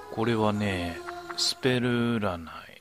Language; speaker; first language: Japanese; native; Japanese